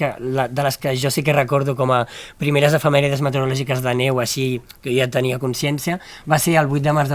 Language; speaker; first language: Catalan; native; Catalan